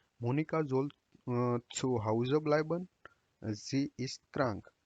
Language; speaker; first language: German; non-native, fluent; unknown